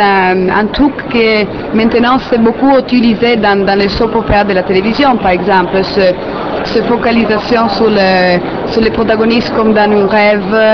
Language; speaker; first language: French; non-native, fluent; Italian